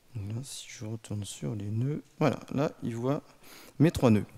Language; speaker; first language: French; native; French